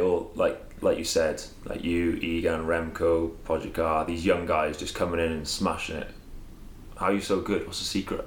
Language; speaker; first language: English; native; English